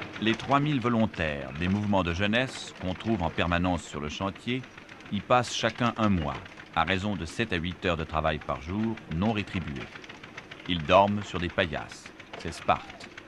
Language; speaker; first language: French; native; French